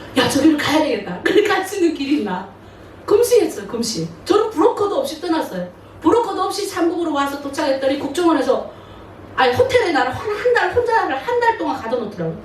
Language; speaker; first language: Korean; native; Korean